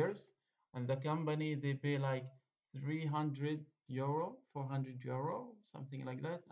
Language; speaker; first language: English; non-native, fluent; Arabic